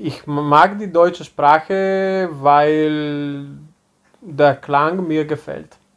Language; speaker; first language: German; non-native, fluent; Italian